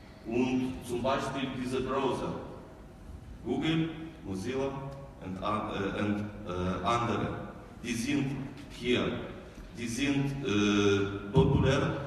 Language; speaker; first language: German; non-native, learner; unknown